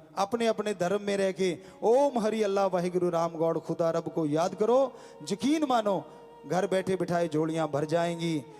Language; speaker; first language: Hindi; non-native, local second language; Punjabi